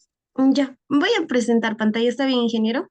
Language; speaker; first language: Spanish; native; Spanish